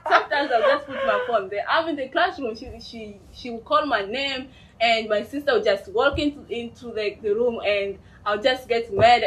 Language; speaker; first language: English; non-native, fluent; Swahili